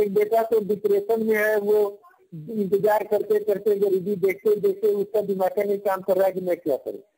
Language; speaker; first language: Hindi; native; Hindi